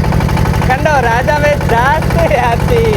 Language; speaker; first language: Malayalam; non-native, learner; Bangla